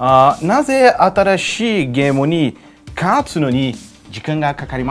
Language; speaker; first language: Japanese; non-native, learner; Portuguese